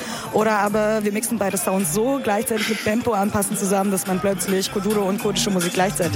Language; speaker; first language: German; early bilingual, other home language; Kurdish